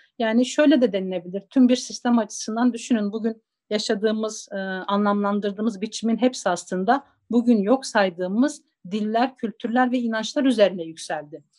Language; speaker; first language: Turkish; non-native, local second language; Zaza